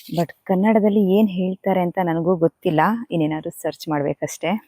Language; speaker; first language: Kannada; non-native, local second language; Tulu